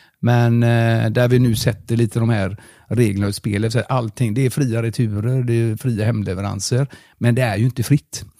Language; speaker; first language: Swedish; non-native, fluent; German